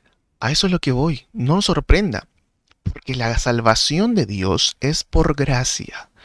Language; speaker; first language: Spanish; native; Spanish